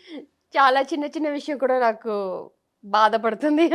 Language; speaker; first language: Telugu; non-native, fluent; Tamil